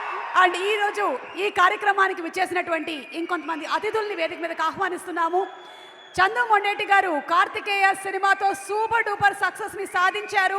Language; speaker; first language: Telugu; native; Telugu